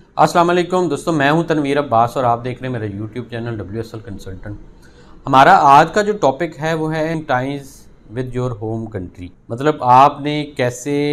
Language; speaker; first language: Urdu; non-native, local second language; Punjabi